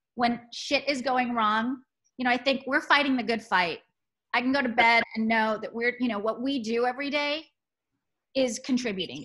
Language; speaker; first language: English; native; English